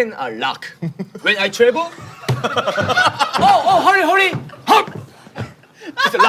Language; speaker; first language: English; non-native, learner; Korean